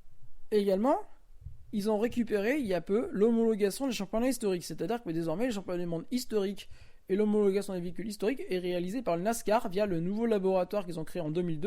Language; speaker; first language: French; native; French